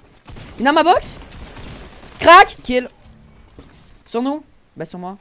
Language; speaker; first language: French; native; French